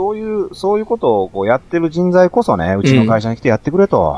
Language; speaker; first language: Japanese; native; Japanese